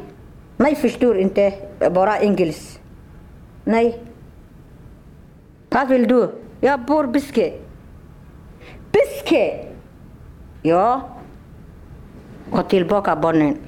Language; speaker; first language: Swedish; non-native, learner; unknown